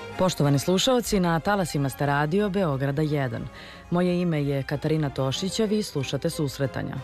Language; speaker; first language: Serbian; native; Serbian